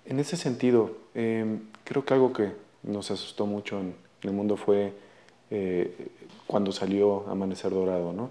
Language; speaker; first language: Spanish; native; Spanish